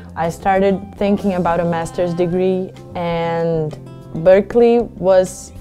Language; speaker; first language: English; non-native, fluent; Portuguese